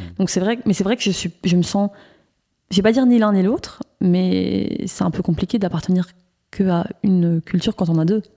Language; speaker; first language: French; native; French